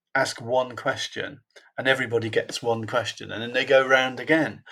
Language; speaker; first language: English; native; English